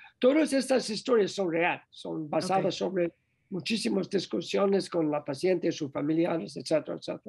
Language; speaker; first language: Spanish; non-native, learner; English